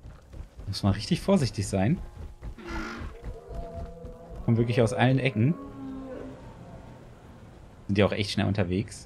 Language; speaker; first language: German; native; German